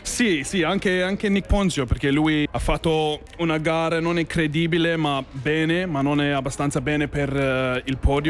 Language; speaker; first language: Italian; non-native, fluent; English